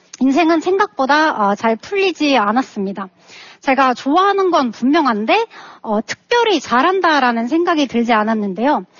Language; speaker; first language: Korean; non-native, fluent; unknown